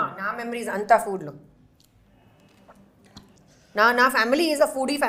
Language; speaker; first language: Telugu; non-native, learner; Hindi